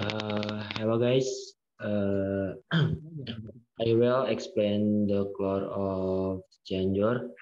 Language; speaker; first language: English; non-native, learner; Indonesian